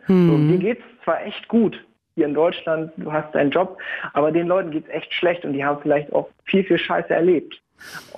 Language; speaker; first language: German; native; German